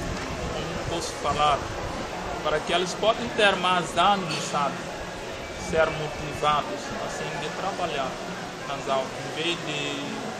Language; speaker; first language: Portuguese; non-native, local second language; Upper Guinea Crioulo